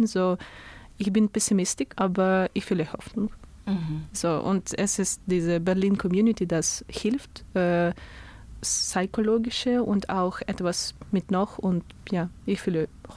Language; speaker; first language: German; non-native, learner; Russian